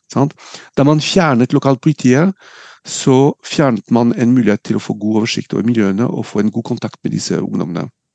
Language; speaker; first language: Norwegian; non-native, fluent; French